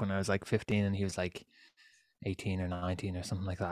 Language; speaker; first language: English; native; English